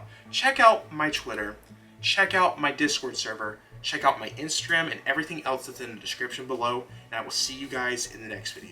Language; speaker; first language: English; native; English